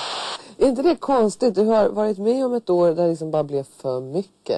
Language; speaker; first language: Swedish; native; Swedish